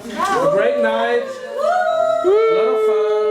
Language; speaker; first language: English; non-native, learner; Spanish